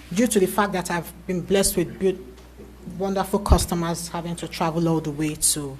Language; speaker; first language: English; native; English